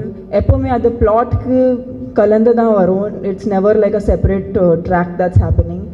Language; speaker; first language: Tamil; non-native, learner; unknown